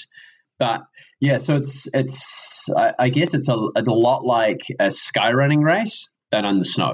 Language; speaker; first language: English; native; English